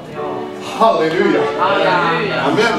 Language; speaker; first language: Swedish; non-native, fluent; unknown